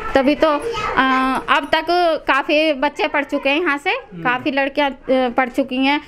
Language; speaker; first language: Hindi; native; Hindi